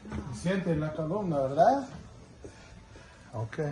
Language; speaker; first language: Spanish; non-native, learner; English